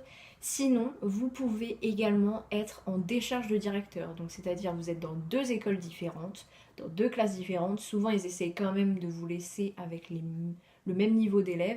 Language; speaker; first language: French; native; French